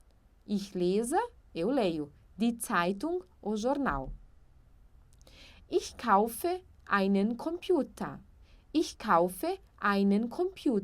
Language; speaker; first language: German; non-native, fluent; Portuguese